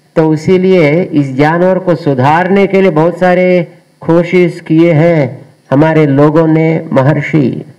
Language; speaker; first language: Hindi; non-native, local second language; Telugu